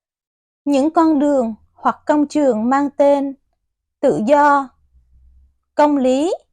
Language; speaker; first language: Vietnamese; native; Vietnamese